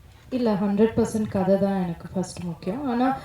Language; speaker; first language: Tamil; non-native, local second language; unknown